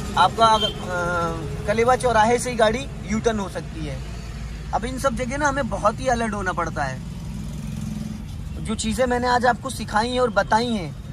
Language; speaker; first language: Hindi; native; Hindi